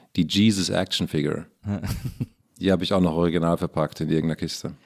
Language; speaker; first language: German; native; German